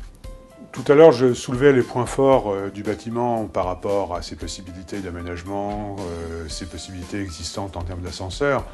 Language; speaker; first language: French; native; French